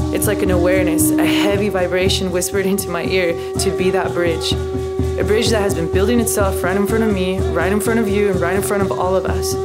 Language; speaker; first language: English; early bilingual, other home language; Spanish